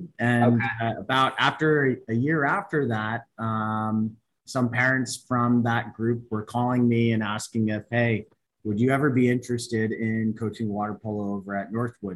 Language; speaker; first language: English; native; English